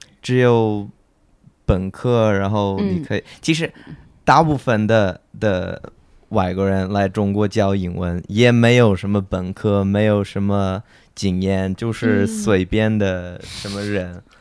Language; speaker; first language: Chinese; non-native, fluent; English